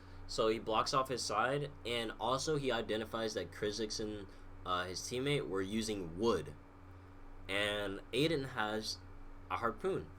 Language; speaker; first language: English; native; English